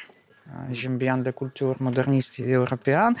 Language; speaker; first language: French; non-native, learner; Russian